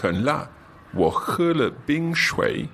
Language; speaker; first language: Chinese; non-native, learner; English